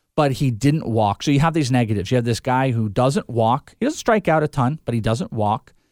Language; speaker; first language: English; native; English